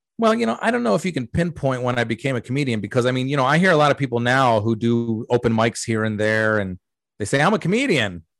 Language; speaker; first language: English; early bilingual, other home language; Arabic